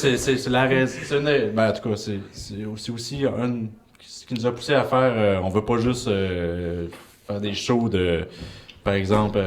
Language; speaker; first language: French; native; French